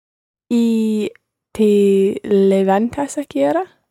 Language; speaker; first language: Spanish; non-native, learner; English